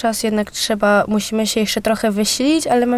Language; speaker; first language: Polish; native; Polish